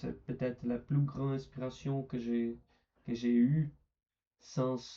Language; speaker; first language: French; non-native, learner; Portuguese